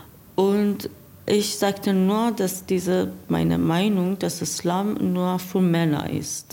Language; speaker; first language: German; non-native, learner; Persian